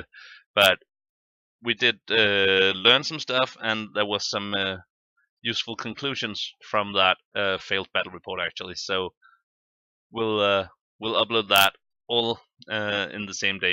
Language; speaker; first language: English; non-native, fluent; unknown